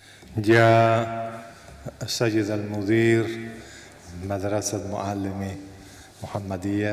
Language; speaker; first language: Arabic; non-native, fluent; Spanish